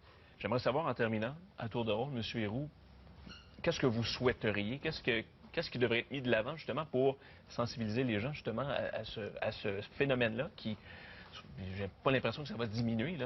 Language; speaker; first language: French; native; French